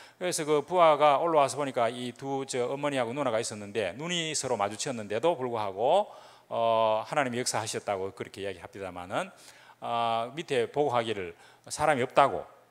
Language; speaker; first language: Korean; native; Korean